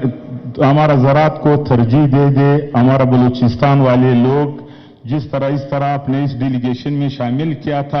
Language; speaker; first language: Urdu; non-native, local second language; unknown